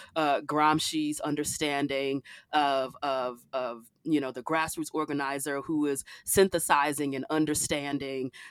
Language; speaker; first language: English; native; English